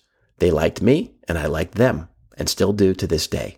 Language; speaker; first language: English; native; English